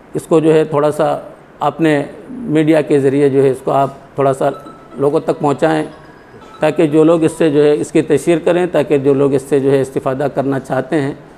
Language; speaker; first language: Hindi; non-native, local second language; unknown